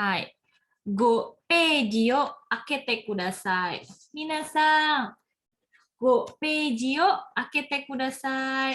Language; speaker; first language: Japanese; non-native, fluent; Indonesian